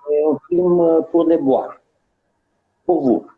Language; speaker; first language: French; non-native, learner; Romanian